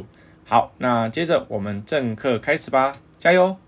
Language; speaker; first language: Chinese; native; Chinese